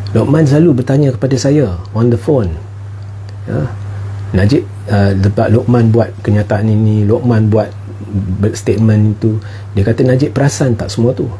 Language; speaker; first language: Malay; non-native, local second language; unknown